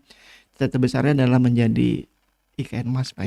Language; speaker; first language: Indonesian; native; Indonesian